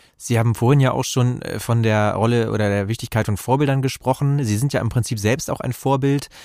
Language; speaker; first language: German; native; German